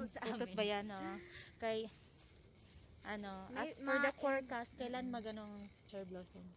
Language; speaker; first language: Filipino; non-native, local second language; Cebuano